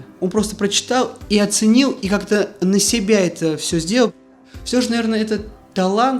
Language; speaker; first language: Russian; native; Russian